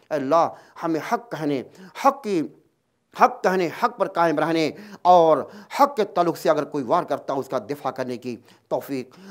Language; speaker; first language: Urdu; native; Urdu